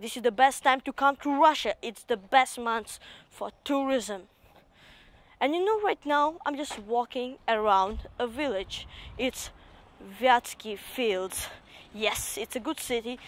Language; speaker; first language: English; non-native, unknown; Russian